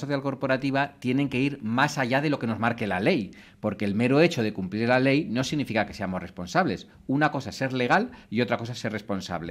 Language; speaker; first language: Spanish; native; Spanish